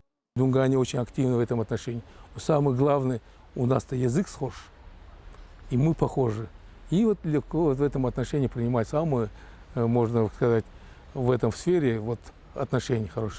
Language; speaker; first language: Russian; non-native, local second language; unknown